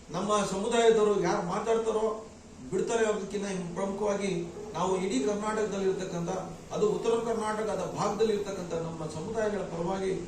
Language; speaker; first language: Kannada; non-native, local second language; Lambadi